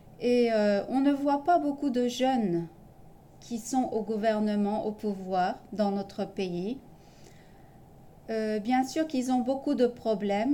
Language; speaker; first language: French; early bilingual, other home language; Turkish